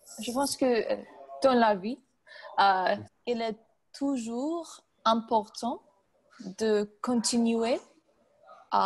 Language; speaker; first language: French; non-native, learner; English